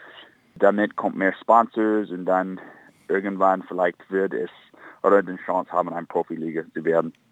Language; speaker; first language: German; non-native, fluent; English